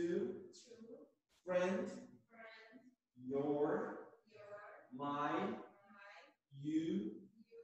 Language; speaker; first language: English; non-native, learner; Portuguese